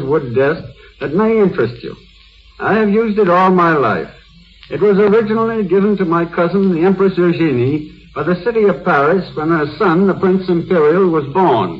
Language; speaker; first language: English; native; English